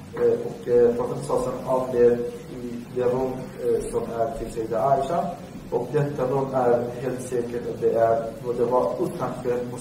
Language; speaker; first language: Swedish; early bilingual, other home language; Arabic